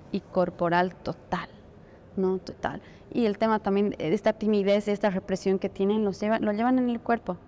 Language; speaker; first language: Spanish; native; Spanish